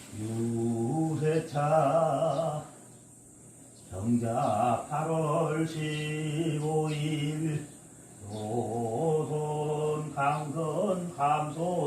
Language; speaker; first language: Korean; native; Korean